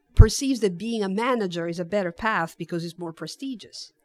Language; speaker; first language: English; non-native, fluent; Italian